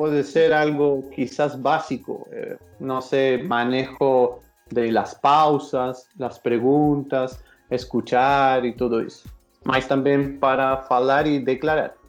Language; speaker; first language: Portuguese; non-native, learner; Spanish